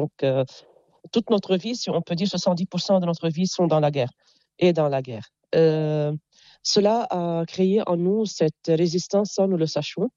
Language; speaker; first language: French; non-native, local second language; Arabic